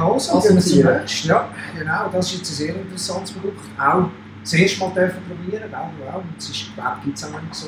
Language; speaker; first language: German; native; German